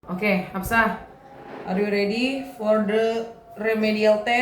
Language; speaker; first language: English; non-native, fluent; Indonesian